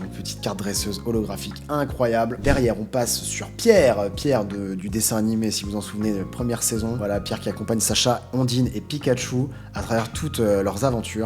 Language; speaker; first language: French; native; French